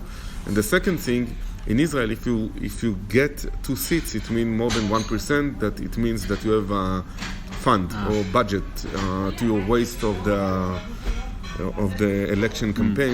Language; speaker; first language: English; non-native, fluent; Hebrew